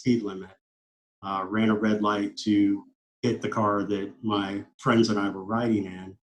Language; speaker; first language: English; native; English